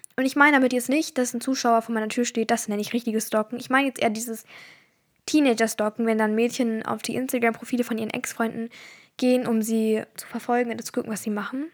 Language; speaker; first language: German; early bilingual, other home language; Turkish